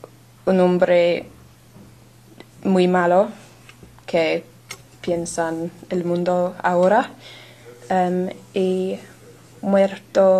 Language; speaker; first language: Spanish; non-native, learner; English